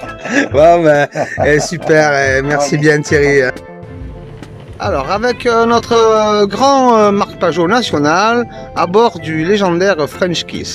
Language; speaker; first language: French; native; French